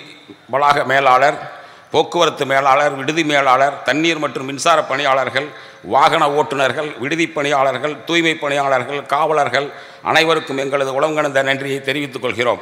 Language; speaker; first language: Tamil; native; Tamil